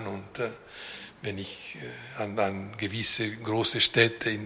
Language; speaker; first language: German; non-native, local second language; Italian